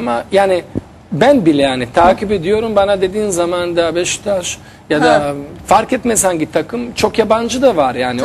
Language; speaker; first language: Turkish; non-native, fluent; Bosnian